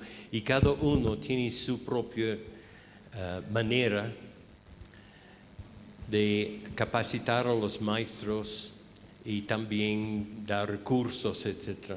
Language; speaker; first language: Spanish; non-native, fluent; English